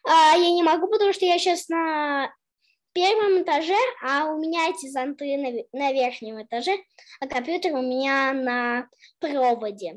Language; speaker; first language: Russian; early bilingual, heritage; Russian